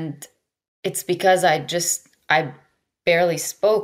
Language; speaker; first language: English; non-native, fluent; Arabic